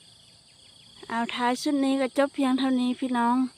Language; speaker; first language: Thai; non-native, local second language; Lao